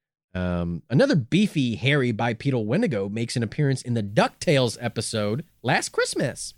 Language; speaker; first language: English; native; English